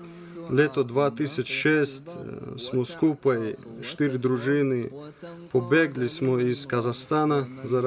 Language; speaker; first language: Slovenian; non-native, learner; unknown